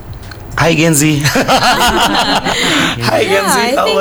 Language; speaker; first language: English; non-native, learner; Indonesian